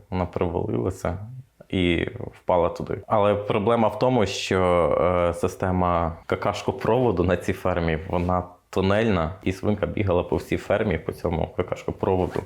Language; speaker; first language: Ukrainian; native; Ukrainian